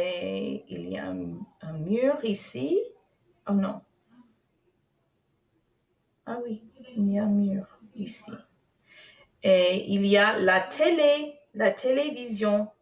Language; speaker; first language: French; non-native, fluent; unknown